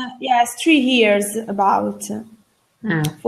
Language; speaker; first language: English; non-native, learner; Italian